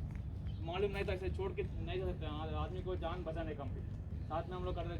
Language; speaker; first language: Hindi; non-native, local second language; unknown